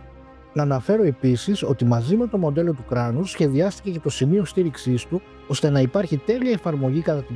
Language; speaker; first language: Greek; native; Greek